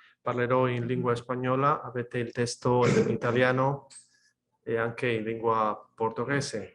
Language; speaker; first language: Italian; non-native, fluent; Spanish